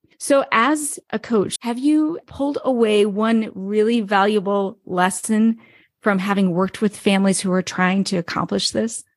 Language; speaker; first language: English; native; English